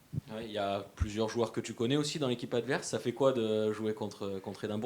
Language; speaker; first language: French; native; French